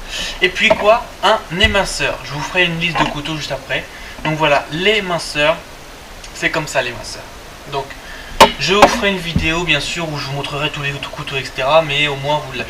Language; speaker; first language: French; native; French